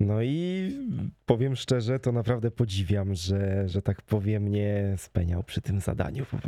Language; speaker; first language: Polish; native; Polish